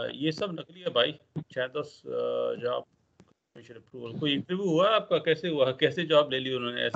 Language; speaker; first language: Hindi; non-native, local second language; Punjabi